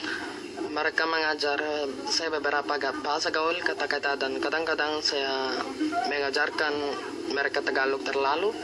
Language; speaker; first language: Indonesian; non-native, learner; Filipino